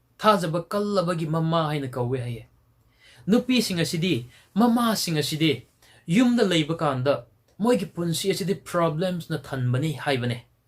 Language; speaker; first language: Manipuri; non-native, local second language; Tangkhul Naga (India)